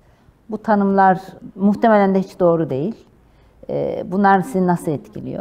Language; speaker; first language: Turkish; native; Turkish